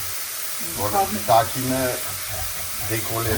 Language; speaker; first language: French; early bilingual, other home language; Armenian